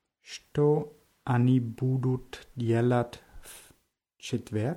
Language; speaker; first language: Russian; non-native, learner; German